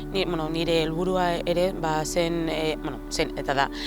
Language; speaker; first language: Basque; non-native, local second language; Spanish